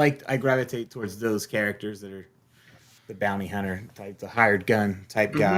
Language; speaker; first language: English; native; English